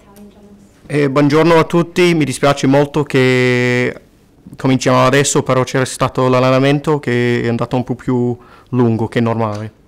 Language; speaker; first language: Italian; non-native, fluent; English